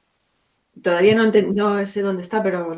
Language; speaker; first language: Spanish; native; Spanish